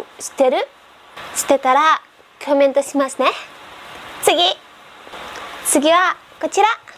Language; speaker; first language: Japanese; non-native, learner; Indonesian